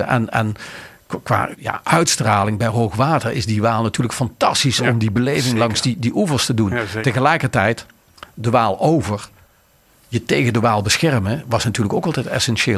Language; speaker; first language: Dutch; native; Dutch